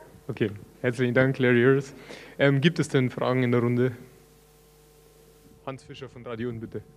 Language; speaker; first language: German; native; German